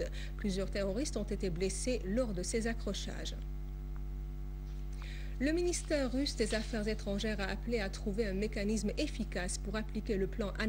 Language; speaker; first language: French; non-native, fluent; Arabic